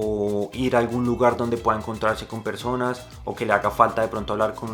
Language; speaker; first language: Spanish; native; Spanish